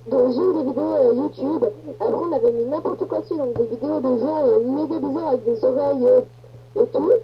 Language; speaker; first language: French; native; French